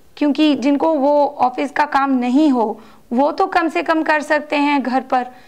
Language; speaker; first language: Hindi; non-native, local second language; Marathi